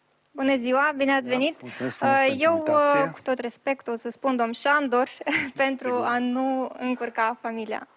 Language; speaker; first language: Romanian; native; Romanian